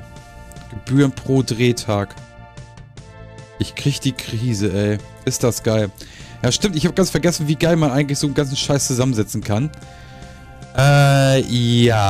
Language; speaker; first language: German; native; German